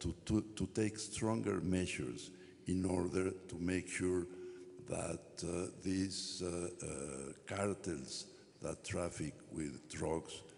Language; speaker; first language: English; non-native, fluent; Spanish